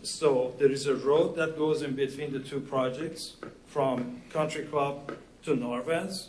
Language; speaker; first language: English; non-native, fluent; Persian